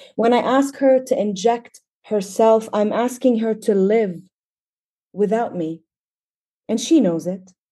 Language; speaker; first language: English; non-native, fluent; Arabic